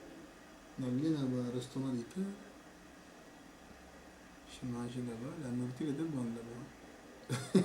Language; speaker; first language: French; non-native, local second language; Lingala